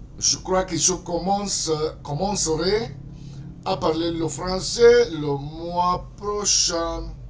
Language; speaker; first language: French; non-native, fluent; Spanish